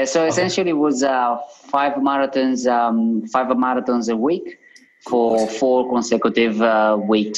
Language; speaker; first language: English; non-native, fluent; Italian